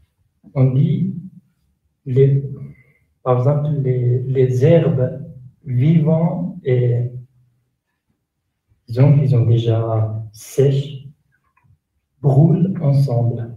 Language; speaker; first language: French; non-native, learner; Kurdish